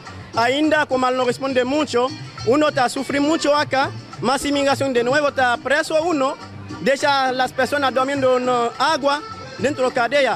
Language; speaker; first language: Spanish; non-native, learner; Haitian Creole